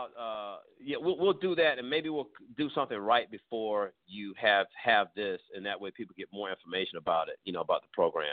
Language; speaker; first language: English; native; English